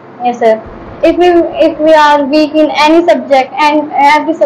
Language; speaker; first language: English; non-native, learner; Hindi